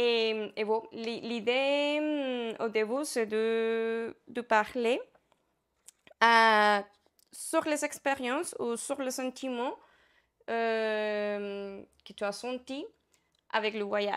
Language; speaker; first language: French; non-native, learner; Spanish